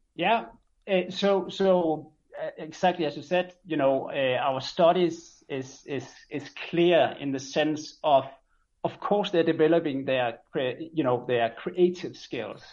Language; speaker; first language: English; non-native, fluent; Danish